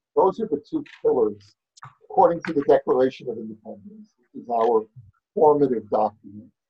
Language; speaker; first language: English; native; English